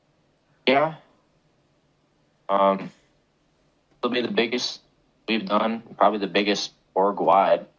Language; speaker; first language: English; native; English